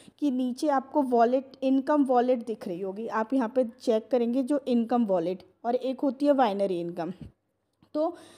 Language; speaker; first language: Hindi; non-native, local second language; Marathi